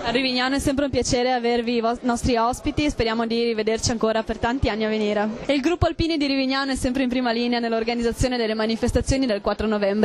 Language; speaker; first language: Italian; native; Italian